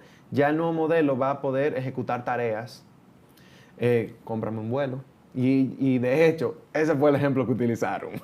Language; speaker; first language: Spanish; native; Spanish